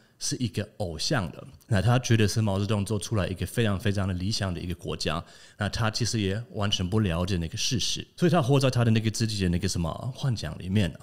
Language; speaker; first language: Chinese; non-native, fluent; German